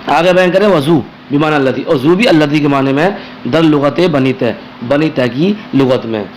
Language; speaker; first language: Urdu; native; Urdu